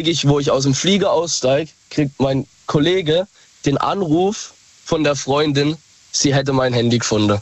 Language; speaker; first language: German; native; German